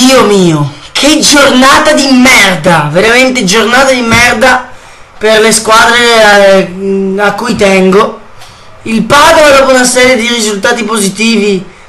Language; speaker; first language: Italian; native; Italian